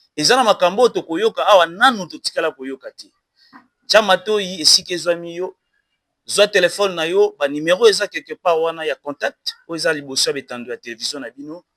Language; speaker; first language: Lingala; native; Lingala